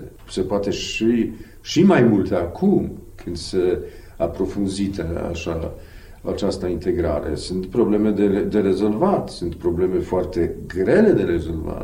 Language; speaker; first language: Romanian; non-native, fluent; Polish